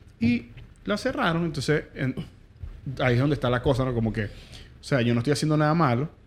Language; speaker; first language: Spanish; native; Spanish